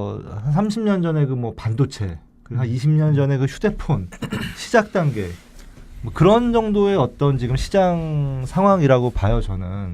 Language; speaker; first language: Korean; native; Korean